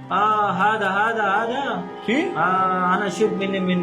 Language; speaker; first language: Arabic; non-native, learner; Bangla